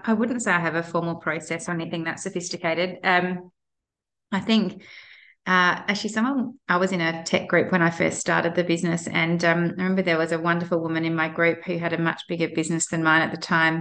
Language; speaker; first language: English; native; English